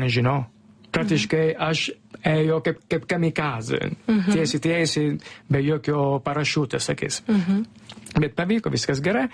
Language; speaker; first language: Lithuanian; non-native, learner; Italian